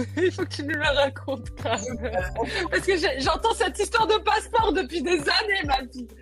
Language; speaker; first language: French; native; French